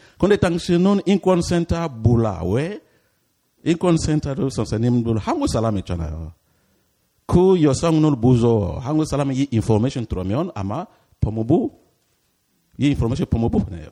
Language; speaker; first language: Korean; non-native, learner; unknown